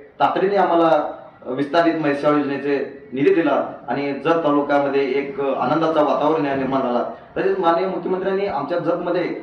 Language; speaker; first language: Marathi; native; Marathi